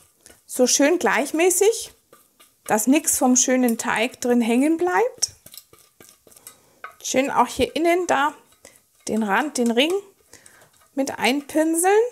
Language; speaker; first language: German; native; German